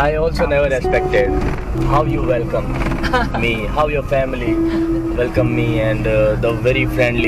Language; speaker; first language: English; non-native, learner; Hindi